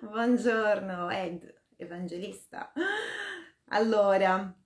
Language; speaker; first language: Italian; non-native, fluent; Portuguese